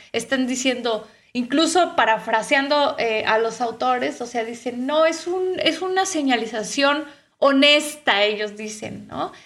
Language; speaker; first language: Spanish; native; Spanish